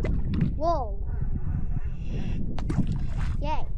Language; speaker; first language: English; early bilingual, other home language; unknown